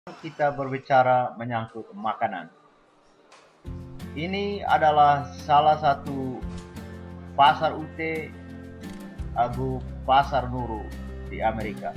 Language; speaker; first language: Indonesian; non-native, local second language; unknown